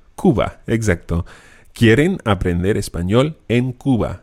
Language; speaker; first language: Spanish; non-native, fluent; English